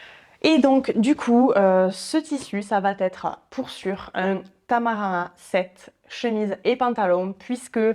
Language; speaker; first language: French; native; French